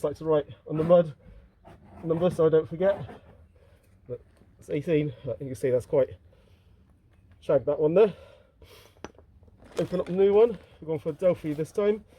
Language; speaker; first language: English; native; English